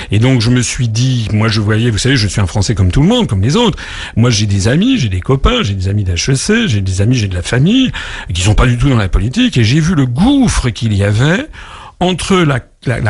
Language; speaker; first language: French; native; French